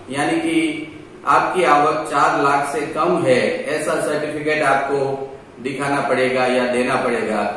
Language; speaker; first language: Hindi; non-native, local second language; Gujarati